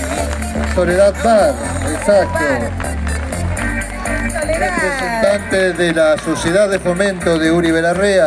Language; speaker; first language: Spanish; native; Spanish